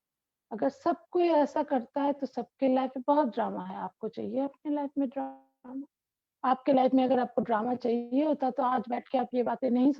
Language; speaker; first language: Hindi; non-native, local second language; Bangla